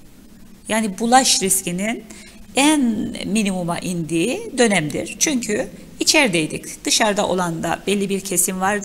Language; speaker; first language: Turkish; native; Turkish